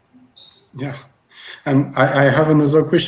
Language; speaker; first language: English; non-native, fluent; French